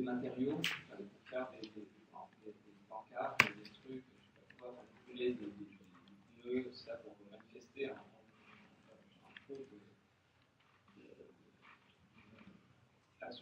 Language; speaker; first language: French; native; French